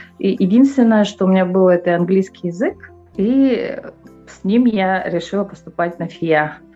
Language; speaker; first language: Russian; non-native, local second language; Yakut